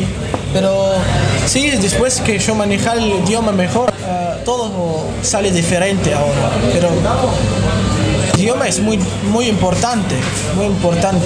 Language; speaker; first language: Spanish; non-native, learner; Arabic